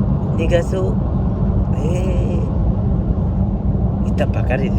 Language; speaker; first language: Japanese; non-native, learner; Indonesian